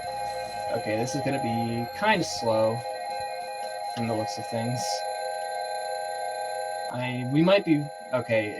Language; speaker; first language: English; native; English